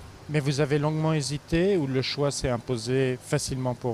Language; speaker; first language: French; native; French